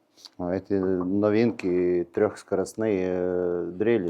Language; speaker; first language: Russian; non-native, local second language; Latvian